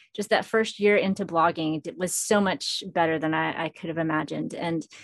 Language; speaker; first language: English; early bilingual, other home language; Filipino